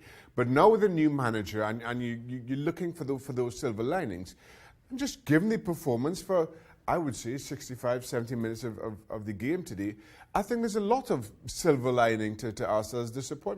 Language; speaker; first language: English; native; English